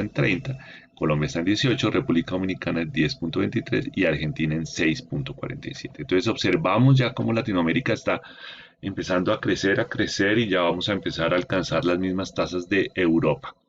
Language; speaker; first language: Spanish; native; Spanish